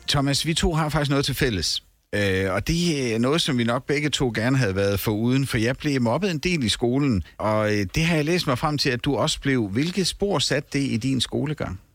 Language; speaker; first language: Danish; native; Danish